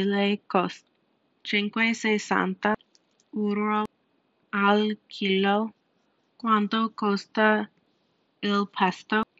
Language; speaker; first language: Italian; non-native, learner; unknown